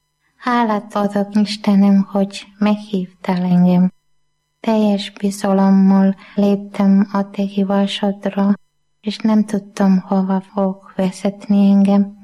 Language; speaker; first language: Hungarian; non-native, learner; Malayalam